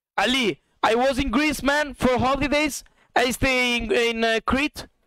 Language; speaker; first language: English; non-native, learner; Italian